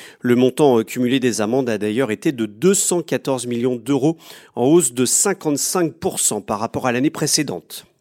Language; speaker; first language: French; native; French